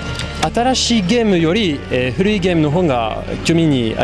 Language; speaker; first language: Japanese; non-native, learner; French